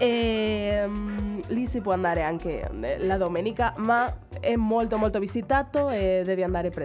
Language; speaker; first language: Italian; non-native, fluent; Spanish